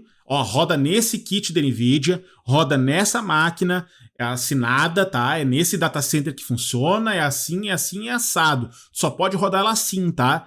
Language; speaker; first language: Portuguese; native; Portuguese